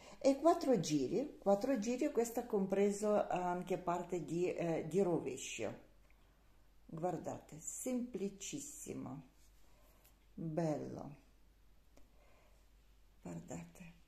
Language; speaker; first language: Italian; non-native, learner; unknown